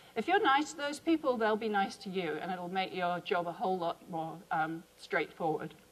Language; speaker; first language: English; native; English